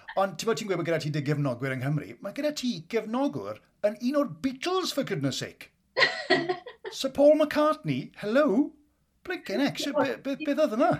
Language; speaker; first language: Welsh; native; Welsh